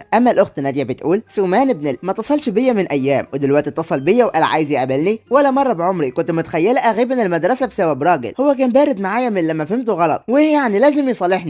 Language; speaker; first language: Arabic; native; Arabic